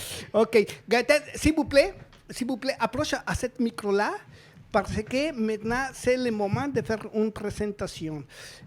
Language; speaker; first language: French; non-native, learner; Spanish